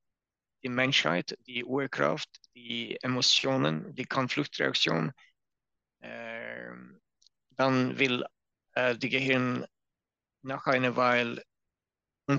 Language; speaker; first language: German; non-native, learner; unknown